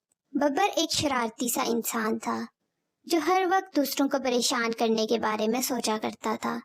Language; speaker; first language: Urdu; native; Urdu